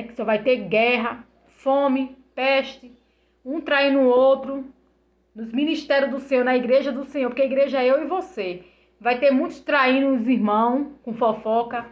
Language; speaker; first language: Portuguese; native; Portuguese